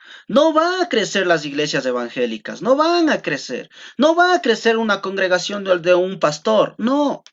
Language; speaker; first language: Spanish; native; Spanish